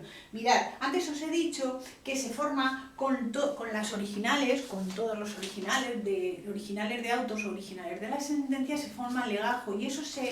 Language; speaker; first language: Spanish; native; Spanish